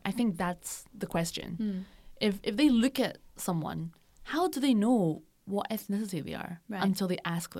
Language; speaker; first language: English; native; English